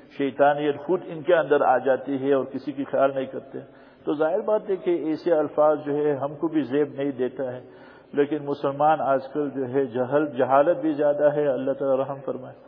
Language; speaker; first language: Urdu; native; Urdu